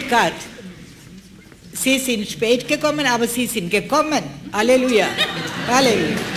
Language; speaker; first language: German; non-native, fluent; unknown